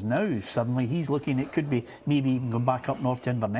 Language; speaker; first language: English; native; English